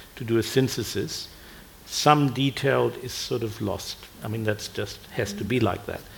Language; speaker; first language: English; non-native, fluent; German